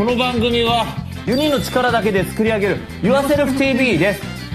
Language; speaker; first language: Japanese; native; Japanese